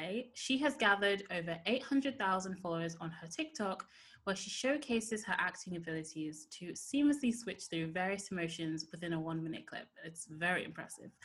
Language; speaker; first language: English; native; English